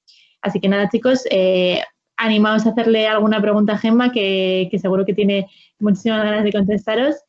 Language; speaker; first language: Spanish; native; Spanish